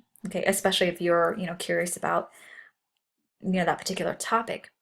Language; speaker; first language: English; native; English